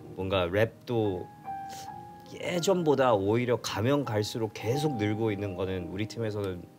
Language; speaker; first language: Korean; early bilingual, heritage; Korean